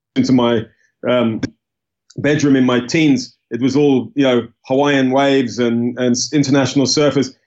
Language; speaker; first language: English; native; English